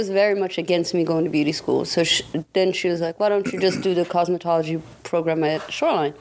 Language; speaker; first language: English; non-native, fluent; German